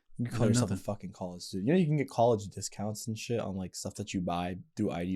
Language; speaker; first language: English; native; English